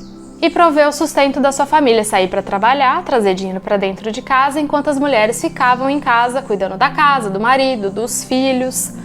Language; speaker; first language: Portuguese; native; Portuguese